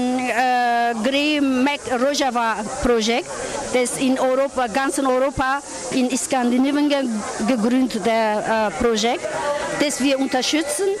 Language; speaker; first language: German; non-native, learner; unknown